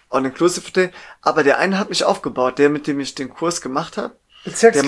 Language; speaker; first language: German; native; German